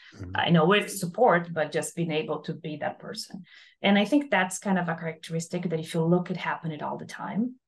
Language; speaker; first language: English; non-native, fluent; Portuguese